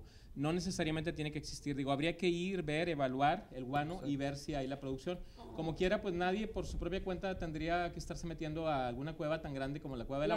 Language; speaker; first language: Spanish; native; Spanish